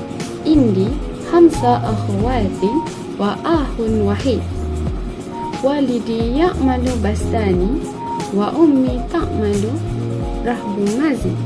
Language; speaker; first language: Arabic; non-native, learner; Malay